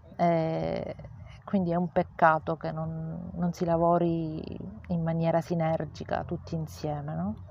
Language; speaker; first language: Italian; native; Italian